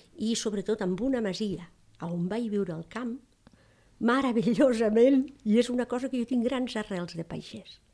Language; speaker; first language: Catalan; native; Catalan